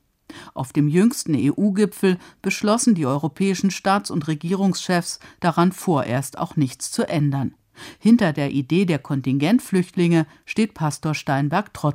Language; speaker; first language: German; native; German